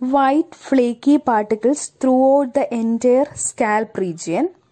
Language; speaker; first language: English; non-native, local second language; Malayalam